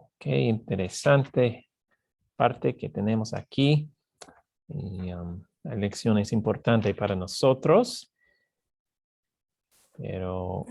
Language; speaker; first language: Spanish; non-native, fluent; English